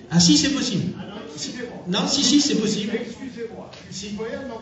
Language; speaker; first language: French; non-native, fluent; German